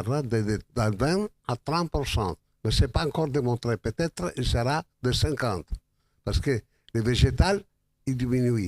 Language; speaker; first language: French; non-native, fluent; Spanish